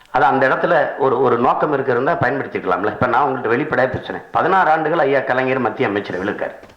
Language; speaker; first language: Tamil; native; Tamil